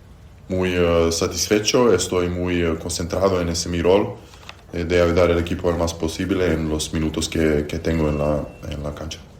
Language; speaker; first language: Spanish; non-native, fluent; Serbian